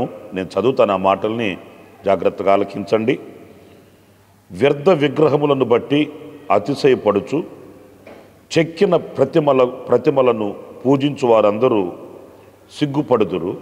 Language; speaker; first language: Telugu; native; Telugu